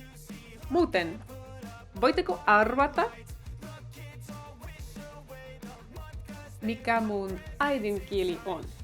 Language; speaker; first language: Finnish; non-native, fluent; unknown